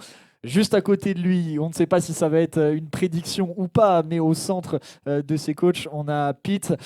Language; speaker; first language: French; native; French